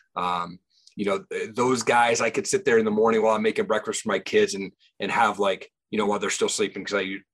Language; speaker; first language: English; native; English